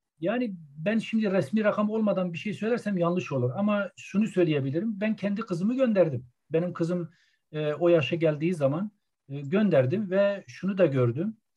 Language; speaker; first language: Turkish; non-native, local second language; Zaza